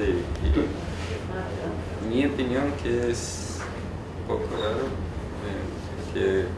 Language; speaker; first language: Spanish; non-native, learner; Ukrainian